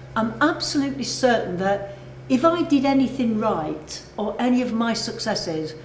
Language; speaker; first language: English; native; English